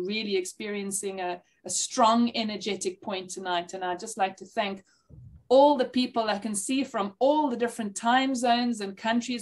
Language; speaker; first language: English; native; English